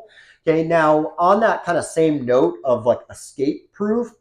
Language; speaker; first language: English; native; English